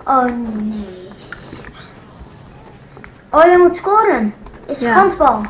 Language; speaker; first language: Dutch; non-native, learner; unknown